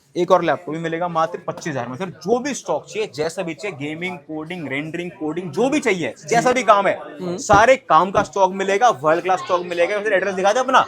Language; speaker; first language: Hindi; native; Hindi